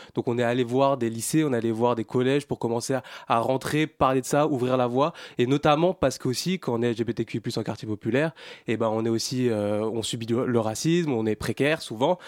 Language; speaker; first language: French; native; French